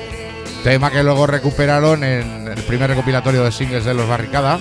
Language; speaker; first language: Spanish; native; Spanish